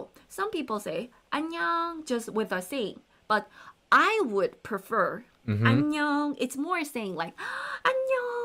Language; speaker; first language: English; non-native, fluent; Korean